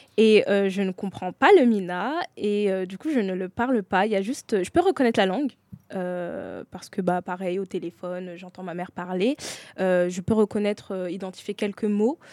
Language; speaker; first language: French; native; French